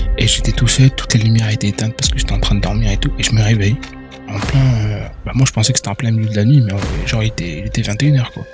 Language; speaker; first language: French; early bilingual, other home language; Arabic